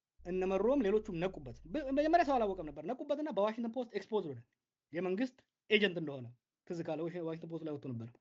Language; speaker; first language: Amharic; non-native, local second language; Oromo